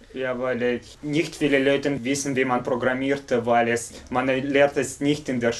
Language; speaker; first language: German; non-native, fluent; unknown